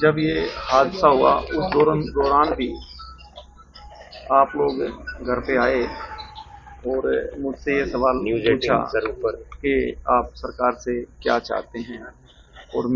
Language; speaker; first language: Hindi; native; Hindi